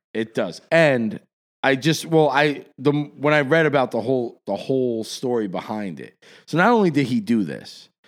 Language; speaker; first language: English; native; English